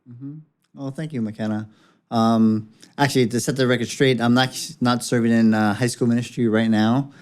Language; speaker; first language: English; native; English